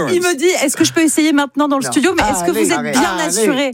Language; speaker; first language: French; native; French